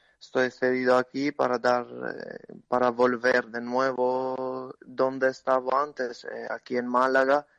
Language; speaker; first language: Spanish; non-native, learner; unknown